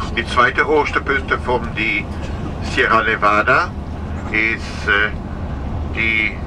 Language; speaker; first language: German; non-native, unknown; Spanish